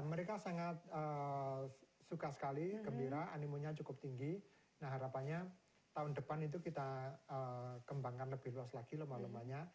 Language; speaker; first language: Indonesian; native; Indonesian